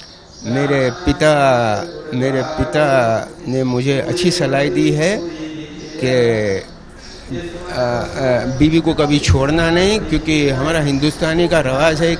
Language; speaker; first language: Hindi; non-native, local second language; Sindhi